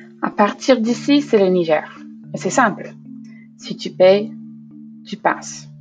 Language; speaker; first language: French; non-native, fluent; English